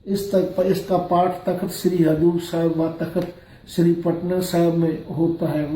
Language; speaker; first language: Hindi; non-native, local second language; Punjabi